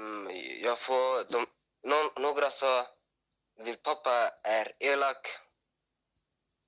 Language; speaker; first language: Swedish; early bilingual, other home language; Somali